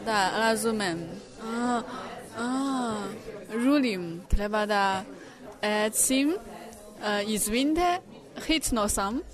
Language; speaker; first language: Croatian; non-native, learner; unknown